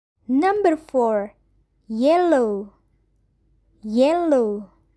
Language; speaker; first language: English; non-native, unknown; Indonesian